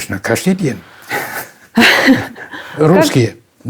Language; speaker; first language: Russian; non-native, fluent; German